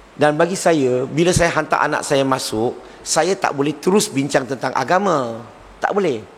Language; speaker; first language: Malay; non-native, local second language; Chinese